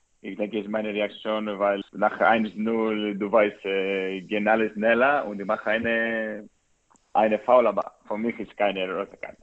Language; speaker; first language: German; non-native, learner; Greek